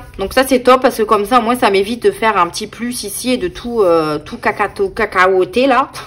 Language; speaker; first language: French; native; French